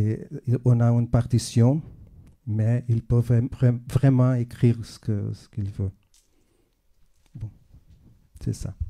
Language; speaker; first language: French; non-native, fluent; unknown